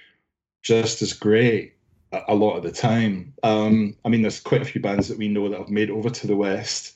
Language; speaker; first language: English; native; English